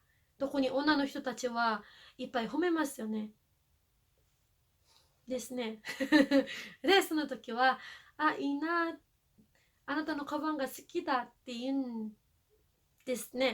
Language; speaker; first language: Japanese; non-native, fluent; Filipino